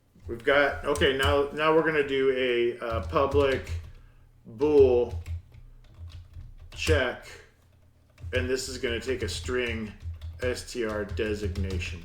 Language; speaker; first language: English; native; English